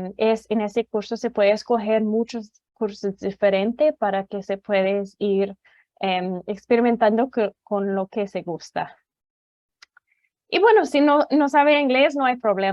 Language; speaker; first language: Spanish; non-native, fluent; English